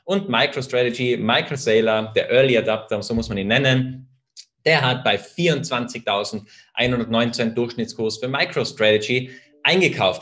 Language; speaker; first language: German; native; German